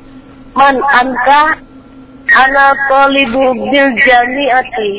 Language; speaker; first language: Arabic; non-native, learner; Indonesian